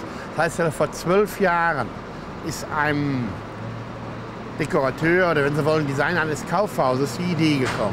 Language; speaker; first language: German; native; German